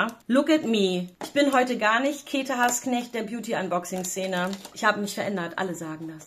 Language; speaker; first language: German; native; German